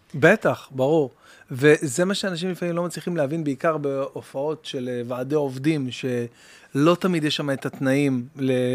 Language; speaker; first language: Hebrew; native; Hebrew